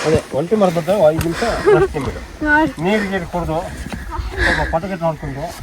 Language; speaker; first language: Kannada; native; Kannada